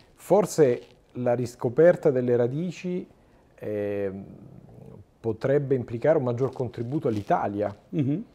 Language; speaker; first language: Italian; native; Italian